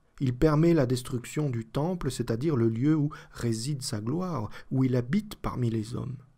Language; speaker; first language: French; native; French